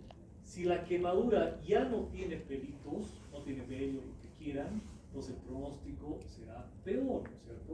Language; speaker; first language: Spanish; native; Spanish